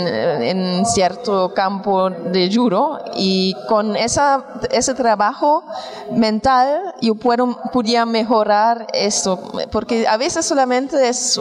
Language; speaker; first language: Spanish; non-native, fluent; German